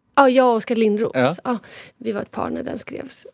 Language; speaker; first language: Swedish; native; Swedish